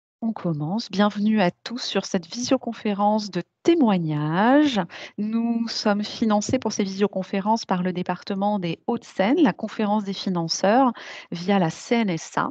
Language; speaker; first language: French; native; French